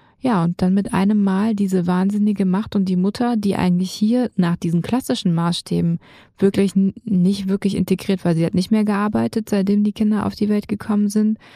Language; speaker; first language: German; native; German